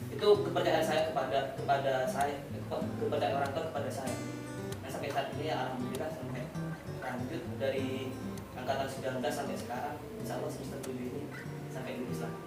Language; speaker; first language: Indonesian; non-native, local second language; Madurese